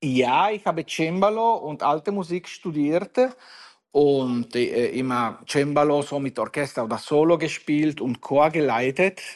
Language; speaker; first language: German; non-native, fluent; Italian